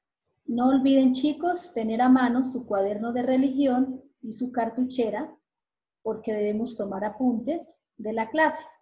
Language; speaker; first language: Spanish; native; Spanish